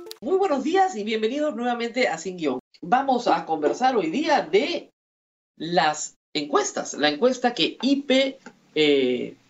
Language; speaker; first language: Spanish; native; Spanish